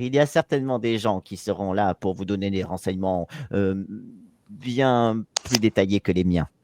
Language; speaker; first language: French; native; French